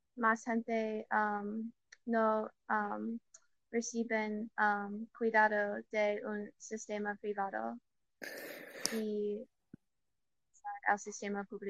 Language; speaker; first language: Spanish; non-native, learner; English